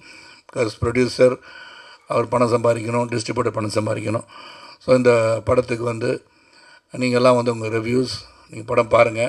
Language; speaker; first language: Tamil; native; Tamil